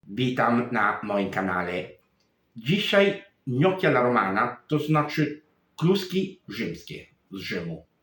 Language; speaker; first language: Polish; non-native, fluent; Italian